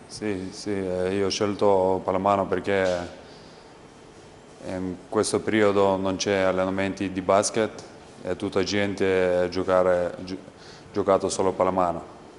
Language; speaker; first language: Italian; non-native, learner; Lithuanian